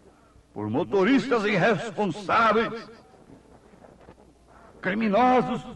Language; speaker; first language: Portuguese; native; Portuguese